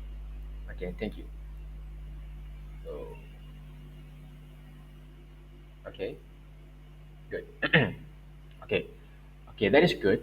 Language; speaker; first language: English; non-native, local second language; Malay